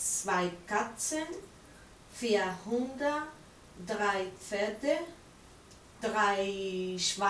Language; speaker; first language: German; non-native, learner; Spanish